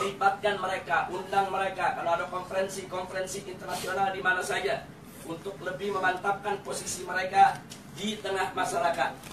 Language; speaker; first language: Indonesian; native; Indonesian